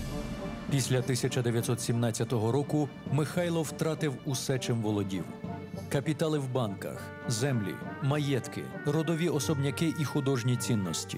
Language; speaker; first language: Ukrainian; native; Ukrainian